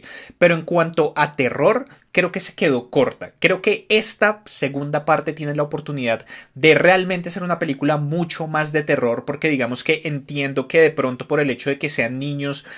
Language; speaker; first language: Spanish; native; Spanish